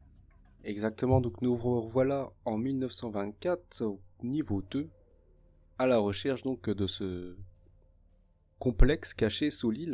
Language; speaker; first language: French; native; French